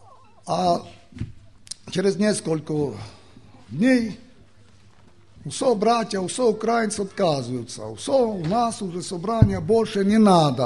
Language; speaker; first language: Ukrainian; non-native, local second language; Romany